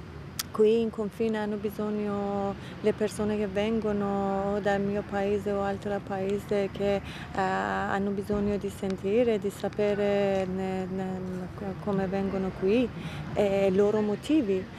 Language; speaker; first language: Italian; non-native, fluent; Persian